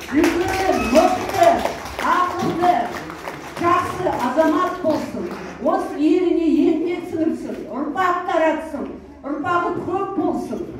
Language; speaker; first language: Kazakh; native; Kazakh